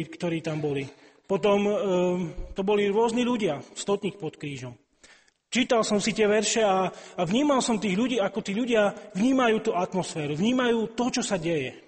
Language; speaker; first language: Slovak; native; Slovak